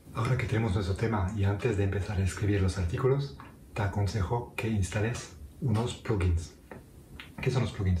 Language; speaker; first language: Spanish; non-native, fluent; French